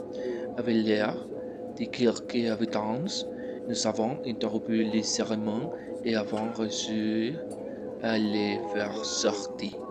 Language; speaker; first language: French; non-native, learner; Spanish